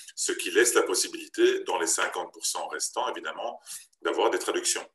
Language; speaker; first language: French; native; French